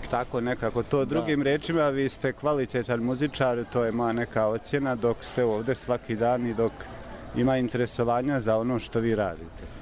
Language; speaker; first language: Serbian; native; Serbian